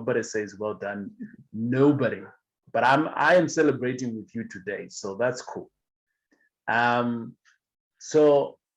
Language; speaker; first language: English; non-native, local second language; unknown